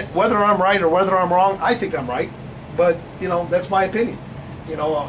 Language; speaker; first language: English; native; English